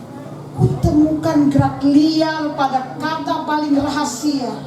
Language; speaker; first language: Indonesian; native; Indonesian